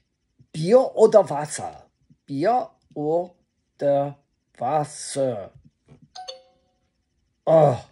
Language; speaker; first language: German; non-native, learner; English